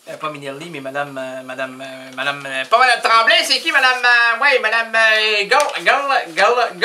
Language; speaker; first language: French; native; French